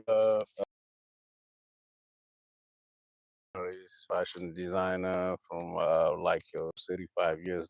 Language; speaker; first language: English; non-native, learner; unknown